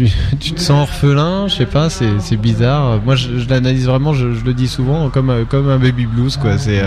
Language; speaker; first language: French; native; French